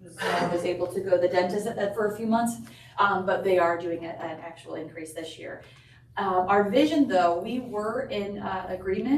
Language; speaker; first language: English; native; English